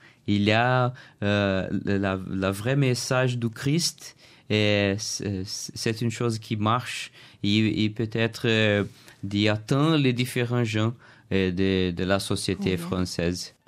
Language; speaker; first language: French; non-native, learner; Portuguese